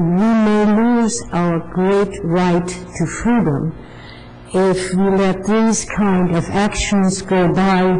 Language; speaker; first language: English; non-native, fluent; German